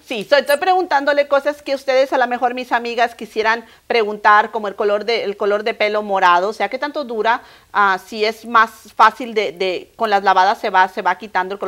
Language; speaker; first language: Spanish; early bilingual, heritage; Spanish